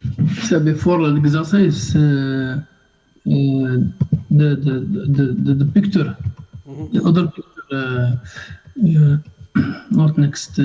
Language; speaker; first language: English; non-native, learner; Arabic